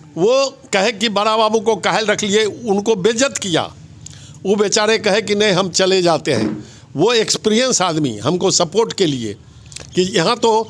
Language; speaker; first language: Hindi; native; Hindi